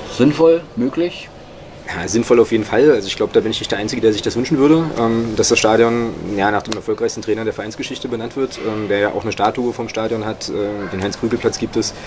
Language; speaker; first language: German; native; German